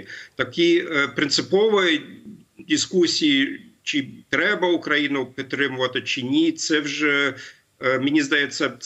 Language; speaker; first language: Ukrainian; non-native, fluent; German